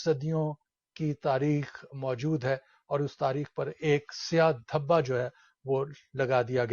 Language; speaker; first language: Urdu; native; Urdu